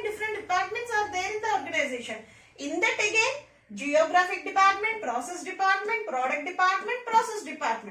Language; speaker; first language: English; non-native, local second language; Telugu